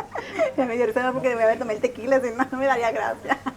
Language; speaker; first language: Spanish; native; Spanish